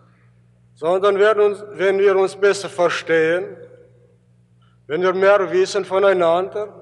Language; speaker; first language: German; early bilingual, heritage; German